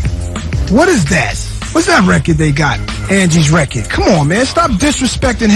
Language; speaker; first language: English; native; English